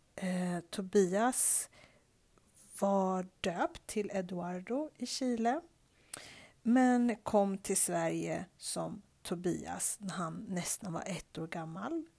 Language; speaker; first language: Swedish; native; Swedish